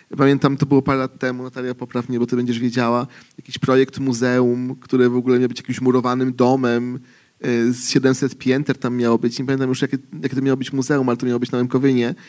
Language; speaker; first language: Polish; native; Polish